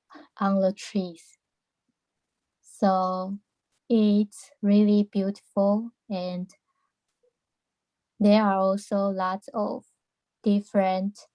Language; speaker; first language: English; non-native, learner; Chinese